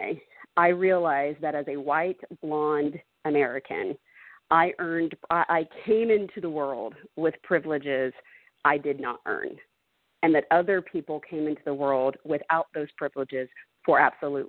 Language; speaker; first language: English; native; English